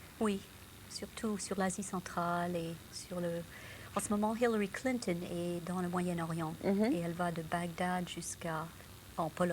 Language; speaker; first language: French; non-native, local second language; English